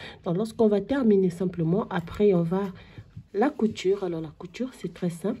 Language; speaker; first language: French; non-native, local second language; Arabic